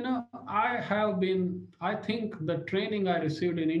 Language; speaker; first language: English; non-native, local second language; Marathi